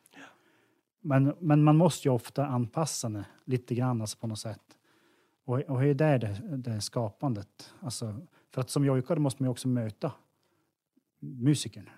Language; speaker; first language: Swedish; native; Swedish